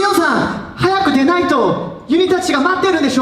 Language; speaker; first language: Japanese; non-native, learner; Korean